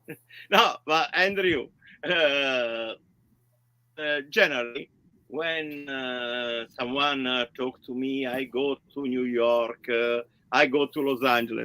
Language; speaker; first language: English; non-native, learner; Italian